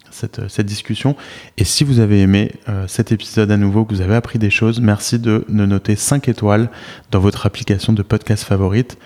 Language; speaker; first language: French; native; French